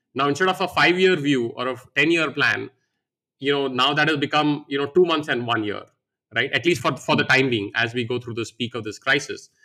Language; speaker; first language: English; non-native, local second language; Hindi